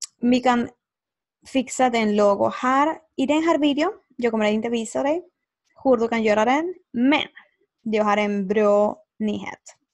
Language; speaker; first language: Swedish; non-native, learner; Spanish